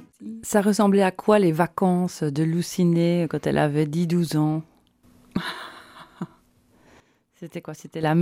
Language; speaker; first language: French; native; French